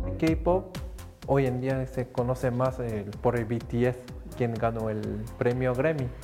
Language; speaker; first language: Spanish; non-native, fluent; Korean